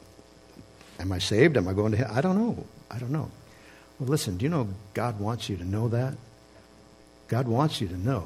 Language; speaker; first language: English; native; English